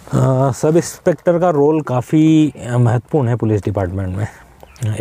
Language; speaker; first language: Hindi; native; Hindi